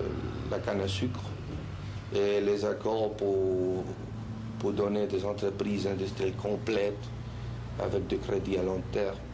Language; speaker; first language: French; non-native, fluent; Spanish